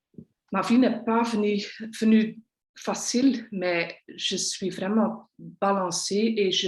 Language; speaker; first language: French; non-native, local second language; Dutch